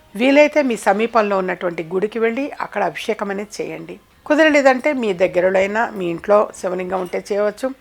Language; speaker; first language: Telugu; native; Telugu